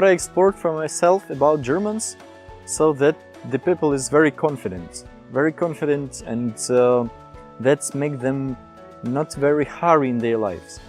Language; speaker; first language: English; non-native, fluent; Ukrainian